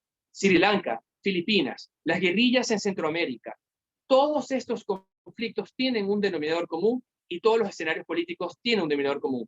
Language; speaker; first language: Spanish; native; Spanish